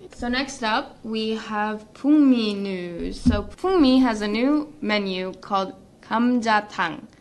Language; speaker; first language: English; native; English